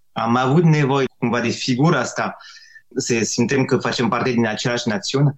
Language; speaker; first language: Romanian; non-native, fluent; French